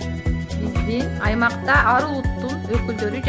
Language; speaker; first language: Kyrgyz; non-native, local second language; Russian